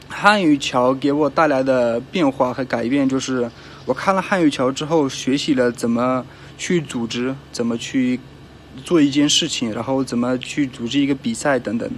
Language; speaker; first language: Chinese; non-native, fluent; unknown